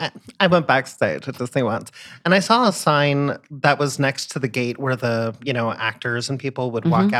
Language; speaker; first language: English; native; English